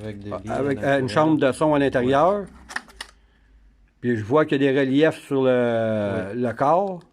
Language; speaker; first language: French; native; French